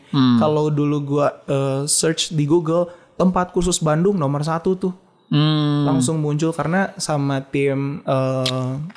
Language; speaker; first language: Indonesian; native; Indonesian